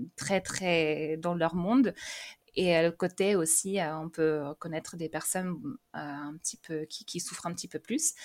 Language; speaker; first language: French; early bilingual, other home language; English